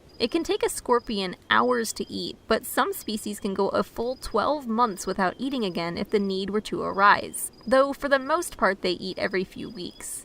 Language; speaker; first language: English; native; English